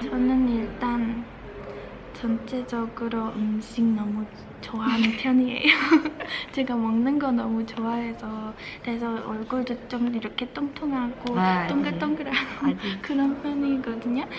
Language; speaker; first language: Korean; early bilingual, heritage; Czech